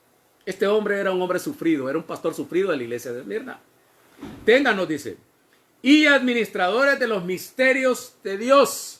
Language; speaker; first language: Spanish; native; Spanish